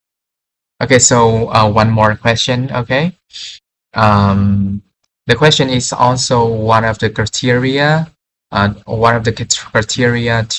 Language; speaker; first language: English; non-native, fluent; Vietnamese